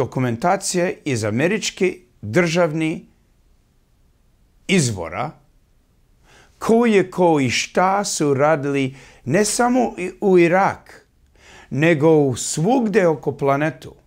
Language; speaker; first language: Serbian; early bilingual, heritage; English